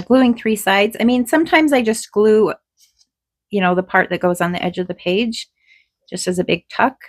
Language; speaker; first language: English; native; English